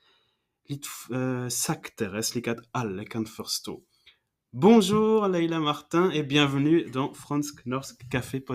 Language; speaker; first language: Norwegian; non-native, fluent; French